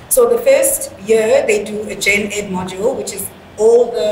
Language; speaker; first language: English; non-native, local second language; Zulu